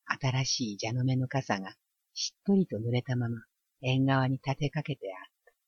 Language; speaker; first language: Japanese; native; Japanese